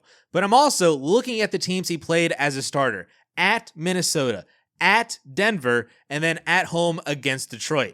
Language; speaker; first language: English; native; English